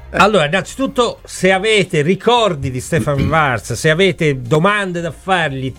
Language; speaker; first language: Italian; native; Italian